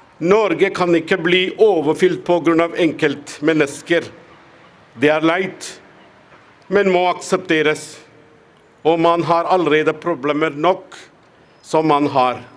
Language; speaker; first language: Norwegian; non-native, fluent; Tamil